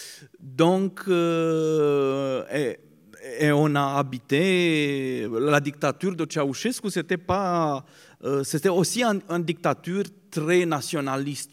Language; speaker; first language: French; non-native, fluent; Romanian